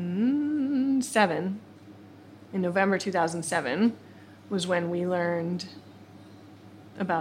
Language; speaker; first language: English; native; English